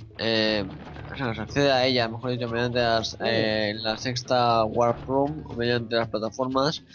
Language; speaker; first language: Spanish; native; Spanish